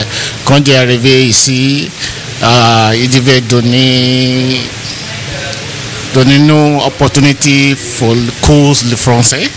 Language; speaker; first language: French; non-native, learner; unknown